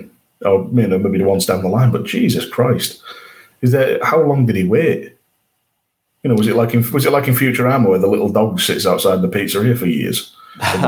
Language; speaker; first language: English; native; English